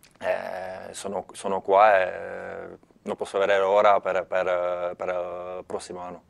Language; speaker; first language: Italian; non-native, learner; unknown